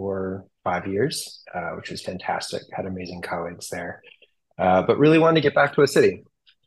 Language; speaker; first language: English; native; English